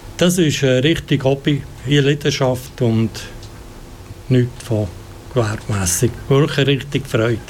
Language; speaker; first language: German; non-native, fluent; Italian